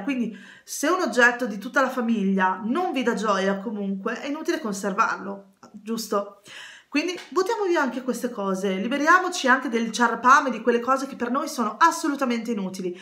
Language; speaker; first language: Italian; native; Italian